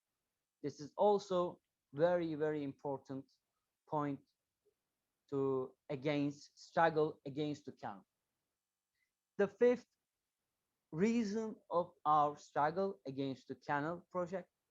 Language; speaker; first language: English; non-native, learner; Turkish